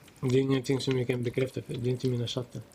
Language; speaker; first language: Swedish; non-native, local second language; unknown